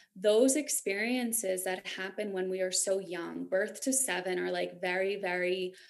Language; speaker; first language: English; native; English